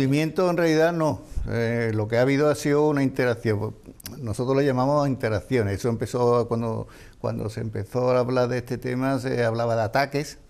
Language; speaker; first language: Spanish; native; Spanish